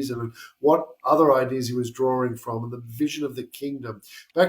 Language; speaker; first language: English; native; English